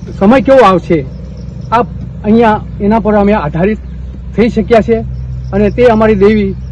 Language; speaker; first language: Gujarati; non-native, local second language; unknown